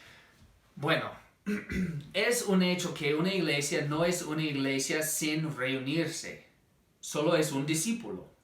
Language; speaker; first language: Spanish; non-native, fluent; English